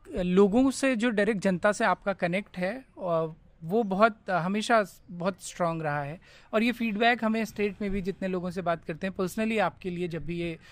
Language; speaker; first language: Hindi; native; Hindi